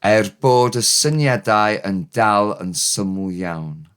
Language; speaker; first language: Welsh; non-native, learner; English